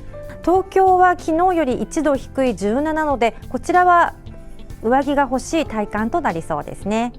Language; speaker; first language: Japanese; native; Japanese